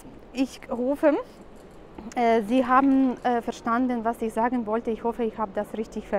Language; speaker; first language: German; non-native, fluent; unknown